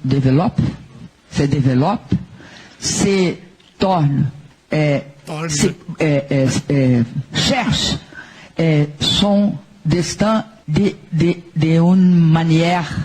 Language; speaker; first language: French; non-native, learner; Portuguese